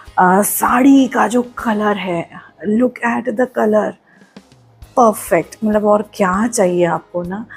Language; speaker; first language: Hindi; non-native, local second language; Marathi